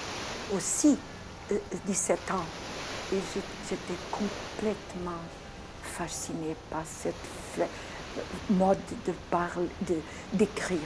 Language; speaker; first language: French; non-native, fluent; Portuguese